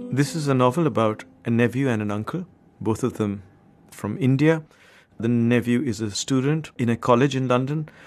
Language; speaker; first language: English; non-native, local second language; Bangla